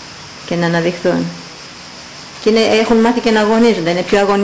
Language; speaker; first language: Greek; native; Greek